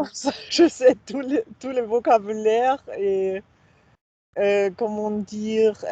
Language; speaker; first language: French; non-native, fluent; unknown